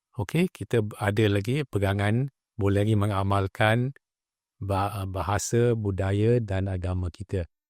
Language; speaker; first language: Malay; native; Malay